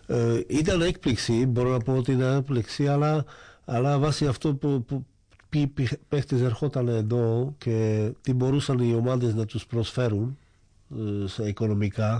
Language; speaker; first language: Greek; non-native, fluent; Slovak